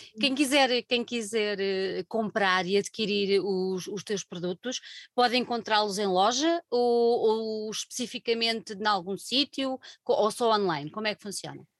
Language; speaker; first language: Portuguese; native; Portuguese